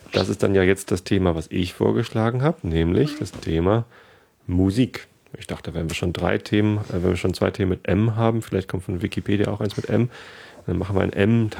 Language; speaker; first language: German; native; German